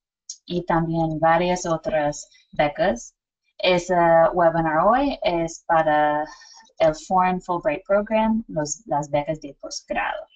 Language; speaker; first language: Spanish; non-native, fluent; English